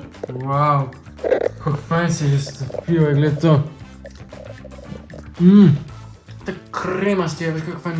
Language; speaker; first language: Slovenian; native; Slovenian